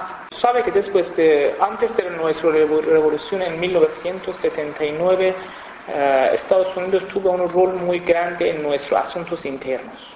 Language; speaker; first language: Spanish; non-native, fluent; Persian